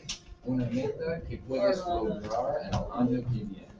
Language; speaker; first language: Spanish; non-native, learner; English